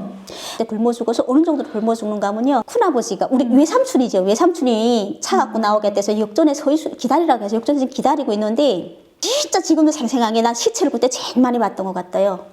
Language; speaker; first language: Korean; native; Korean